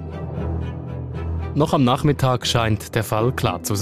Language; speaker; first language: German; native; German